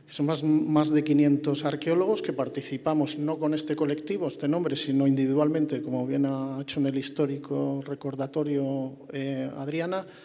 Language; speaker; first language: Spanish; native; Spanish